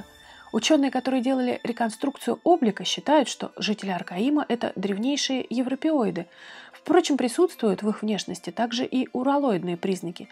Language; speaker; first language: Russian; native; Russian